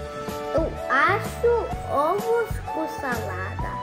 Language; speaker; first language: Portuguese; early bilingual, heritage; Portuguese